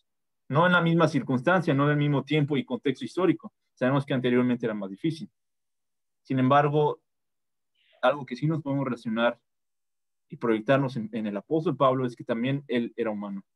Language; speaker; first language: Spanish; native; Spanish